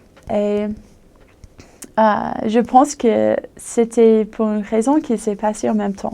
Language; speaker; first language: French; non-native, fluent; English